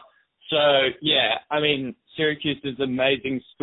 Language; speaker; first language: English; native; English